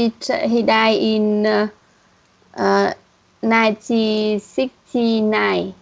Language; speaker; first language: English; non-native, learner; Vietnamese